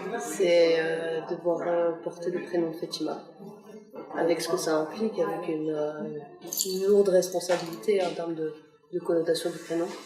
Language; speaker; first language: French; early bilingual, other home language; Arabic